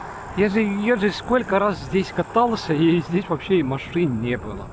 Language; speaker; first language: Russian; non-native, learner; Estonian